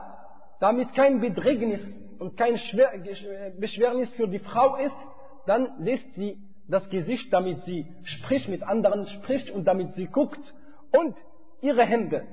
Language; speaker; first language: German; non-native, fluent; Arabic